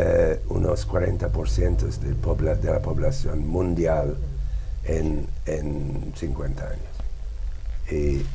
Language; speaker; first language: Spanish; non-native, fluent; English